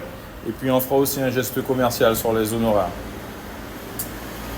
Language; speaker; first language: French; native; French